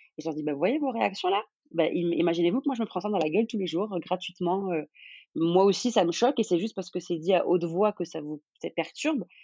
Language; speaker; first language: French; non-native, local second language; Arabic